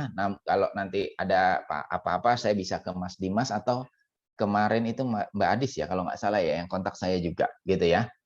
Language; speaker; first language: Indonesian; native; Indonesian